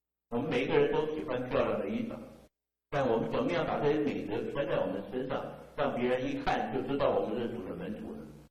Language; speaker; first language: Chinese; native; Chinese